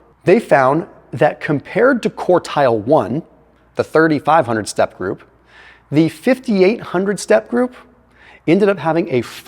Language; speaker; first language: English; native; English